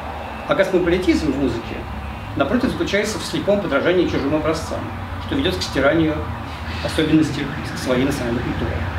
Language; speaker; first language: Russian; native; Russian